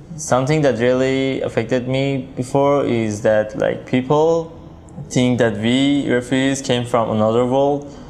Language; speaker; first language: English; non-native, fluent; Persian